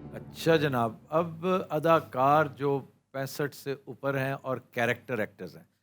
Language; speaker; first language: Urdu; non-native, local second language; Punjabi